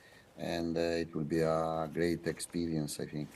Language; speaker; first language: English; non-native, fluent; Italian